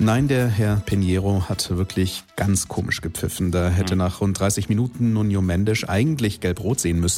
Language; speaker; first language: German; native; German